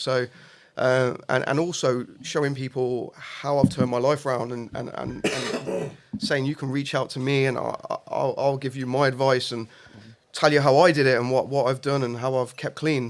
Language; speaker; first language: English; native; English